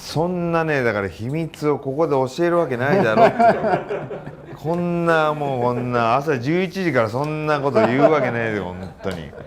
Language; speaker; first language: Japanese; native; Japanese